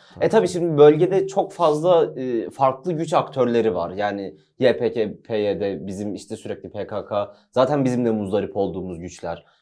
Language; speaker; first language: Turkish; native; Turkish